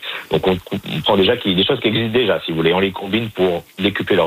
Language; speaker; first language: French; native; French